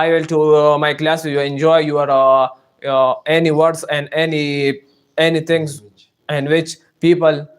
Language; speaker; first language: English; non-native, learner; Pashto